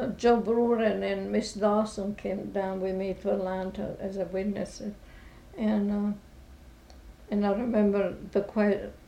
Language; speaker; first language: English; non-native, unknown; Italian